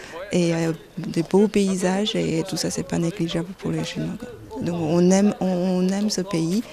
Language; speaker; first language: French; non-native, fluent; Chinese